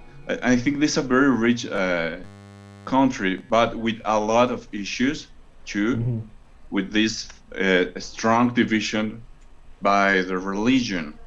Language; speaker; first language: English; non-native, learner; Spanish